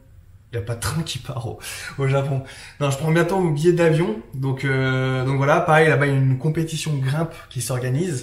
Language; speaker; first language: French; native; French